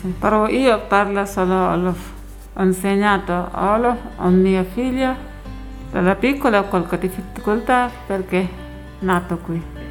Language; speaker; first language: Italian; non-native, learner; Wolof